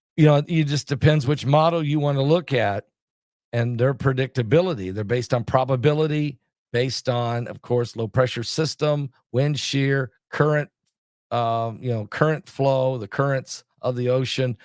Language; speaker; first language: English; native; English